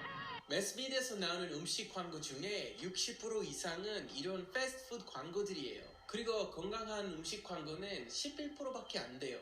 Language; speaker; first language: Korean; non-native, fluent; English